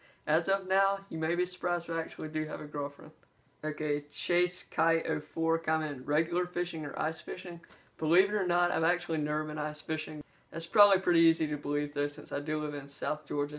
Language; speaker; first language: English; native; English